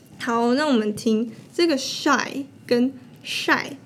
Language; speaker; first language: Chinese; native; Chinese